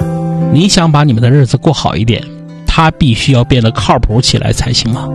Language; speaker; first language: Chinese; native; Chinese